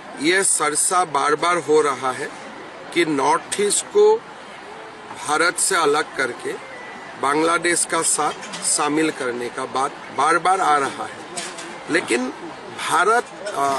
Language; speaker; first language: Hindi; non-native, local second language; Assamese